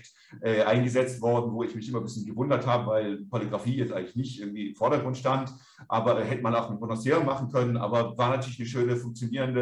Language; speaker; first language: German; native; German